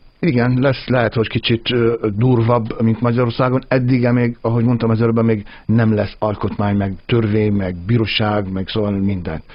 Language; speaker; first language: Hungarian; non-native, fluent; Arabic